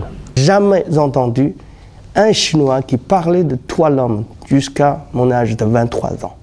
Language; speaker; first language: French; non-native, learner; Chinese